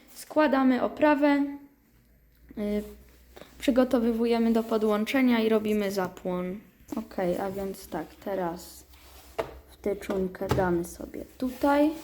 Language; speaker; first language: Polish; native; Polish